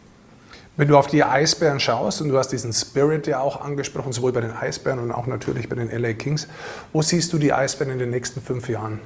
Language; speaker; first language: German; native; German